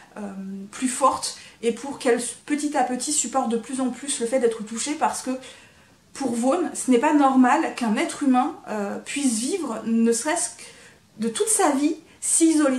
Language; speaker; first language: French; native; French